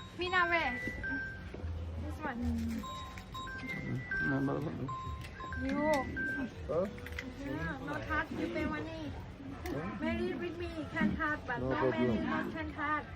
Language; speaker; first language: English; non-native, learner; Thai